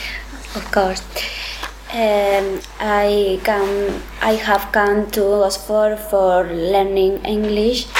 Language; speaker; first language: English; non-native, learner; Spanish